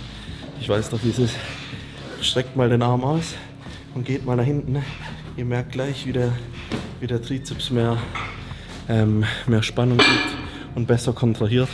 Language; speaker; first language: German; native; German